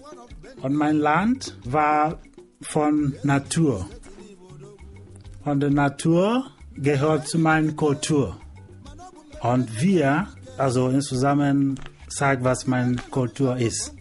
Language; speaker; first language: German; non-native, learner; Igbo